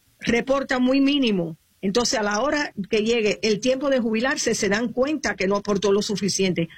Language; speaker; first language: Spanish; early bilingual, heritage; Spanish